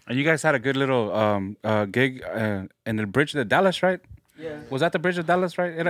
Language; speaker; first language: English; early bilingual, other home language; Spanish